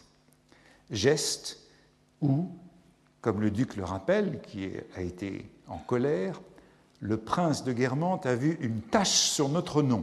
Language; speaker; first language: French; native; French